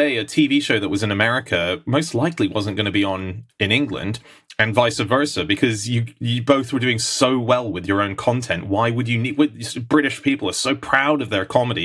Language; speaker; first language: English; native; English